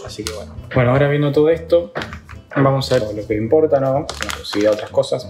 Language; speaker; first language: Spanish; native; Spanish